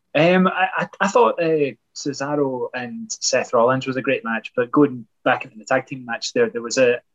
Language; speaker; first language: English; native; English